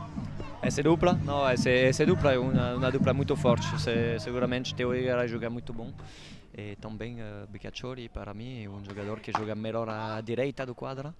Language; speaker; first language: Portuguese; non-native, learner; Italian